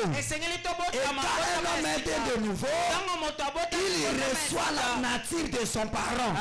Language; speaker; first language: French; non-native, local second language; Lingala